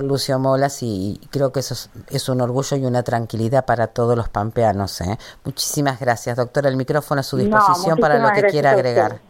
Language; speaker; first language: Spanish; native; Spanish